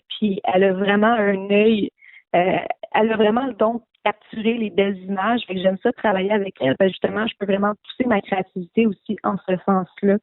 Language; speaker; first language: French; native; French